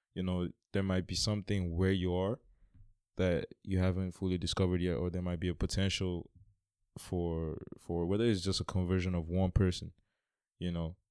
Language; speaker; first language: English; non-native, local second language; Yoruba